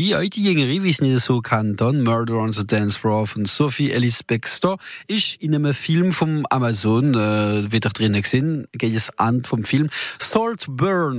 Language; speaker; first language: German; native; German